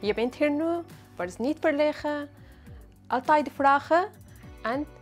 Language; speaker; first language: Dutch; non-native, learner; Arabic